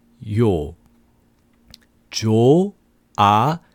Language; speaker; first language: Korean; non-native, fluent; English